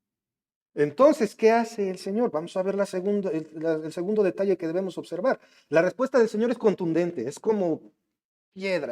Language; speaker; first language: Spanish; native; Spanish